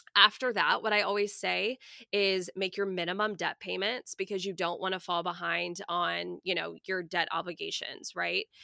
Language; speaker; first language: English; native; English